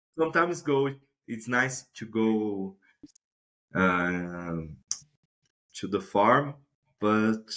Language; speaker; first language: English; non-native, fluent; Portuguese